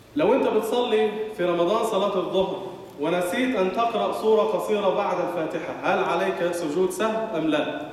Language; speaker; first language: Arabic; native; Arabic